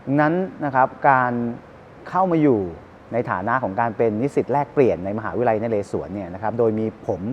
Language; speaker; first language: Thai; native; Thai